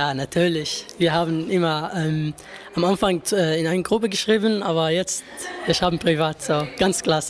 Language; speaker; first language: German; non-native, learner; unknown